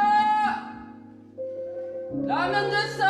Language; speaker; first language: Korean; native; Korean